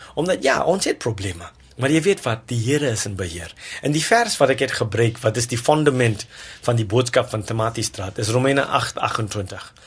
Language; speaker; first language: Afrikaans; non-native, local second language; English